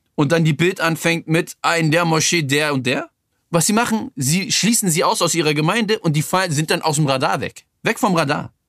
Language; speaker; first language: German; native; German